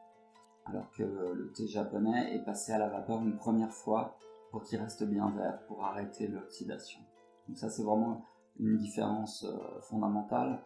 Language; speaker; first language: French; native; French